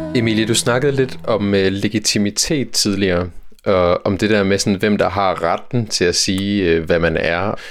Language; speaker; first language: Danish; native; Danish